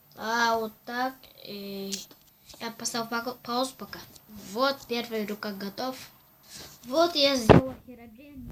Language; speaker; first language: Russian; non-native, local second language; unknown